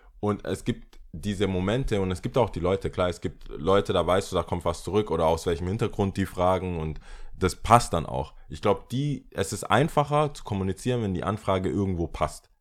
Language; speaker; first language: German; early bilingual, other home language; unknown